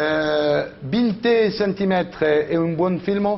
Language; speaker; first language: Spanish; non-native, learner; French